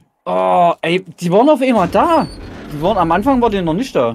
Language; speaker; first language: German; native; German